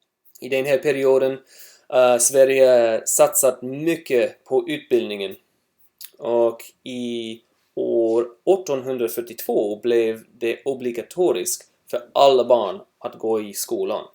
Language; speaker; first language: Swedish; non-native, learner; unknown